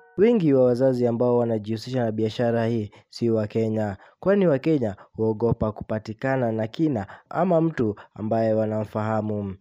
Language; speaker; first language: Swahili; native; Swahili